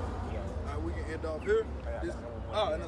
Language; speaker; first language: English; native; English